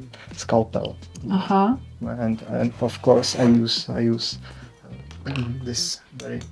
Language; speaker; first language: English; non-native, learner; Czech